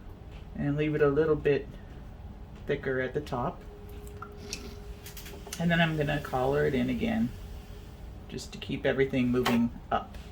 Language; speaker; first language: English; native; English